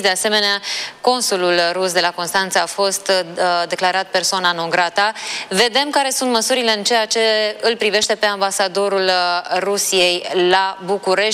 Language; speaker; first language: Romanian; native; Romanian